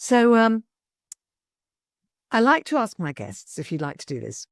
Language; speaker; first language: English; native; English